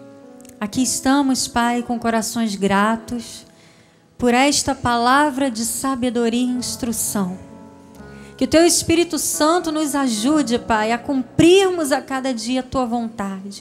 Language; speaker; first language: Portuguese; native; Portuguese